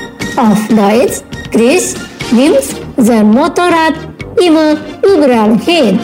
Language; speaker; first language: German; non-native, learner; Indonesian